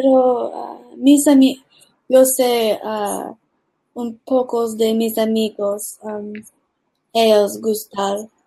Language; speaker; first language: Spanish; early bilingual, heritage; English